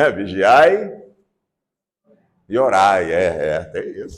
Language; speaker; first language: Portuguese; native; Portuguese